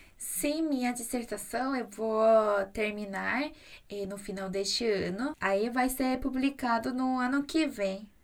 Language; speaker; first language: Portuguese; non-native, fluent; Korean